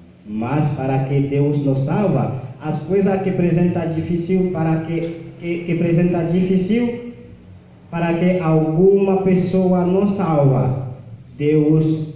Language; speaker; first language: Portuguese; non-native, learner; Haitian Creole